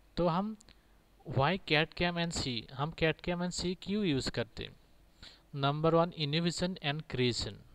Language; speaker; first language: Hindi; native; Hindi